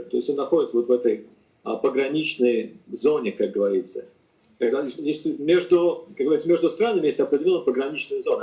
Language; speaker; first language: Russian; native; Russian